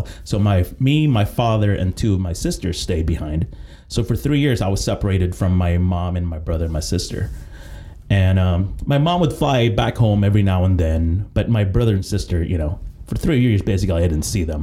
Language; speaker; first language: English; early bilingual, other home language; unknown